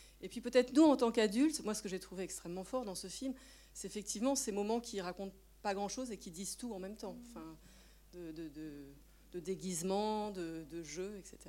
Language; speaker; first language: French; native; French